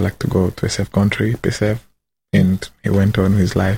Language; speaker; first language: English; non-native, local second language; Kinyarwanda